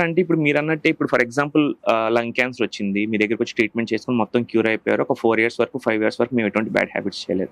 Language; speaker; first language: Telugu; native; Telugu